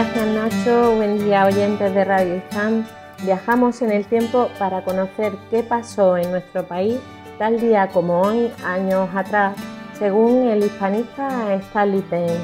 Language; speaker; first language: Spanish; native; Spanish